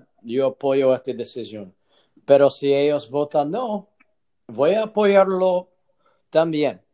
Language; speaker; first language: Spanish; non-native, learner; English